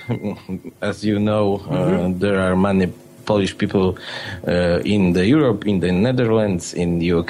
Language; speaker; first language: English; non-native, fluent; Polish